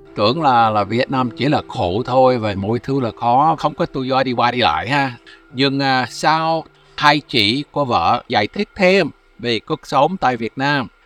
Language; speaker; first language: Vietnamese; non-native, fluent; English